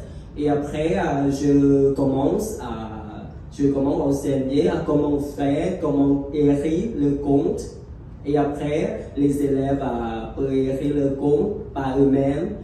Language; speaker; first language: French; non-native, fluent; Thai